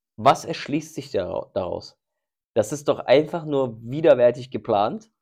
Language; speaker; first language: German; early bilingual, other home language; Turkish